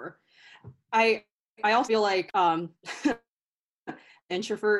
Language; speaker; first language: English; native; English